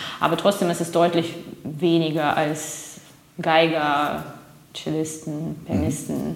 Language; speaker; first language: German; non-native, fluent; Russian